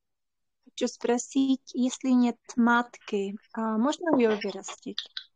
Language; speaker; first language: Russian; non-native, fluent; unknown